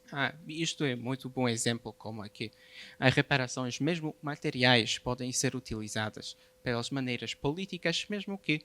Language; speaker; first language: Portuguese; non-native, fluent; Polish